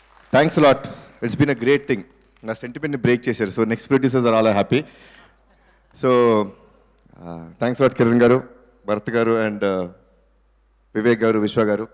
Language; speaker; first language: Telugu; native; Telugu